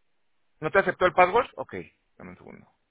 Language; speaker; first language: Spanish; native; Spanish